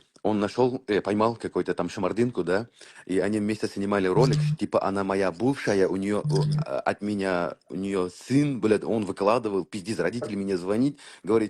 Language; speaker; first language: Russian; non-native, fluent; Uzbek